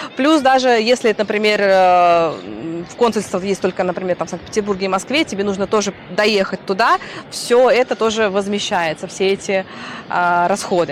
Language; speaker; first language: Russian; native; Russian